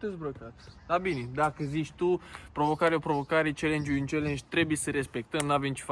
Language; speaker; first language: Romanian; native; Romanian